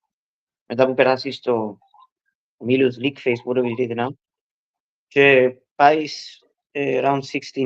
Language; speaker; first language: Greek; early bilingual, heritage; Greek